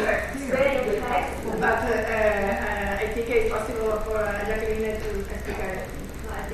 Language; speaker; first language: English; non-native, learner; Italian